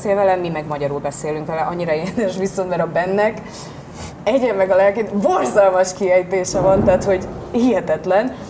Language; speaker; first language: Hungarian; early bilingual, heritage; Hungarian